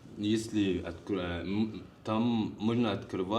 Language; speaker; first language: Russian; non-native, learner; Arabic